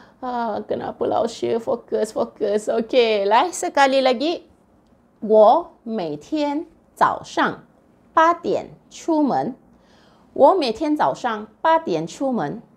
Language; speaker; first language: Chinese; non-native, local second language; Malay